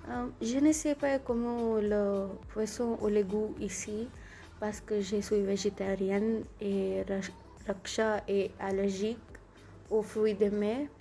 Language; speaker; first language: French; non-native, fluent; Konkani